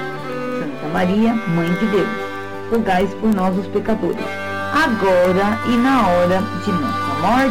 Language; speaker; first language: Portuguese; native; Portuguese